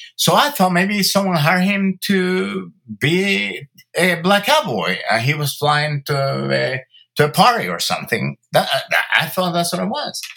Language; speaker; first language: English; early bilingual, other home language; Spanish